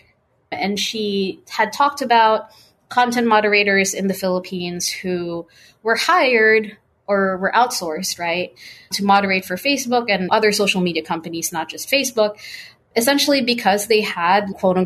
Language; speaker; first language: English; non-native, local second language; Filipino